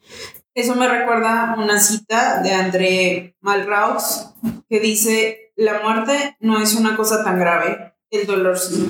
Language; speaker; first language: Spanish; native; Spanish